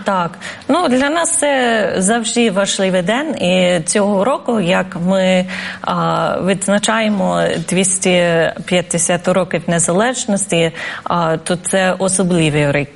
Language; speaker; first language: Ukrainian; non-native, fluent; English